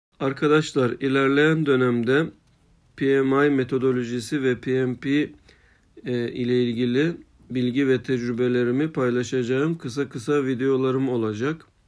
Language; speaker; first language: Turkish; early bilingual, heritage; Turkish